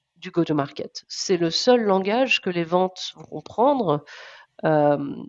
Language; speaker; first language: French; native; French